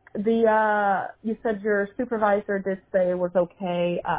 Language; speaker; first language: English; early bilingual, other home language; Spanish